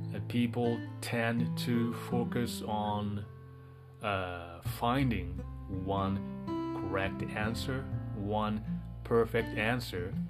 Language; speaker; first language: English; non-native, fluent; Japanese